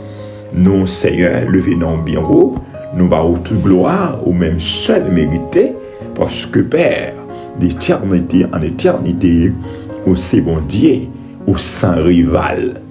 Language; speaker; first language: French; non-native, local second language; Haitian Creole